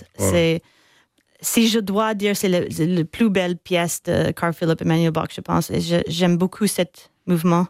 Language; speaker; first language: French; non-native, learner; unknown